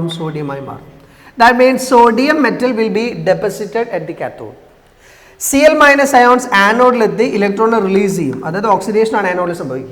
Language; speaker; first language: Malayalam; native; Malayalam